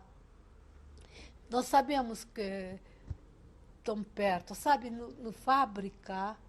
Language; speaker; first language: Portuguese; non-native, fluent; Hungarian